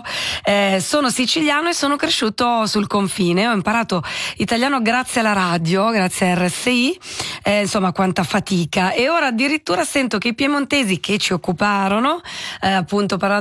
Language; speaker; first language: Italian; native; Italian